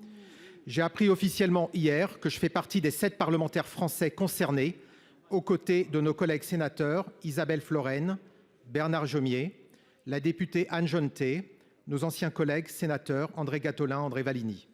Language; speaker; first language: French; native; French